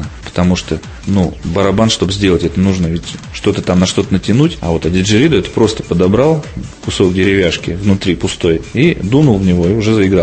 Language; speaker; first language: Russian; native; Russian